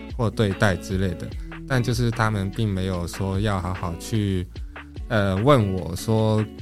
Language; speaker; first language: Chinese; non-native, local second language; Japanese